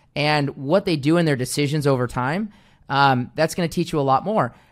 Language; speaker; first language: English; native; English